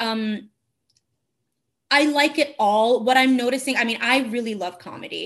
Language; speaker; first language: English; non-native, fluent; Italian